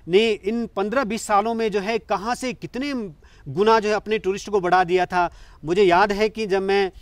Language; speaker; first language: Hindi; native; Hindi